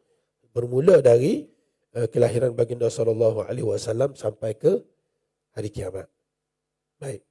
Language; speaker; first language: Malay; native; Malay